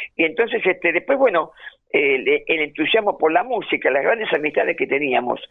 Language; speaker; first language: Spanish; native; Spanish